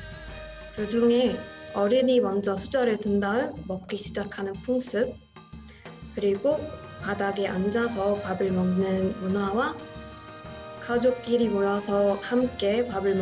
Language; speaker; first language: Korean; non-native, fluent; Arabic